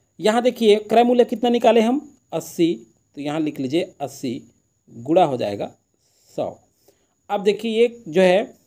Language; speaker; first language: Hindi; native; Hindi